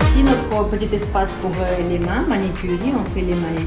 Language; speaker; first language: French; non-native, learner; Russian